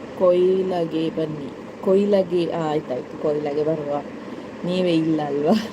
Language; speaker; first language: Kannada; non-native, local second language; Tulu